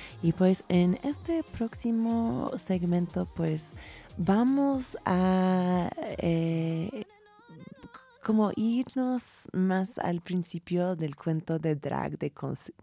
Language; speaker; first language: Spanish; non-native, fluent; English